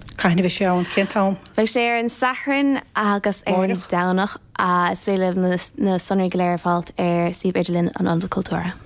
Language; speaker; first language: Irish; native; Irish